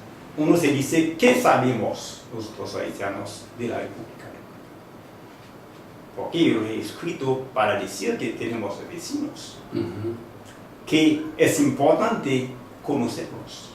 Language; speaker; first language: Spanish; non-native, fluent; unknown